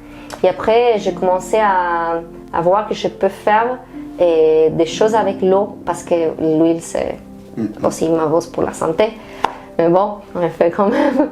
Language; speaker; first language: French; non-native, fluent; Spanish